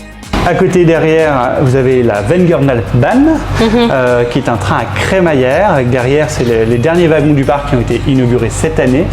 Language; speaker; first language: French; native; French